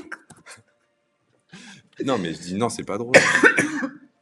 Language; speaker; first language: French; native; French